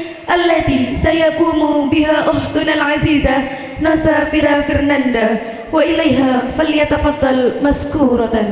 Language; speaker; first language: Arabic; non-native, learner; Indonesian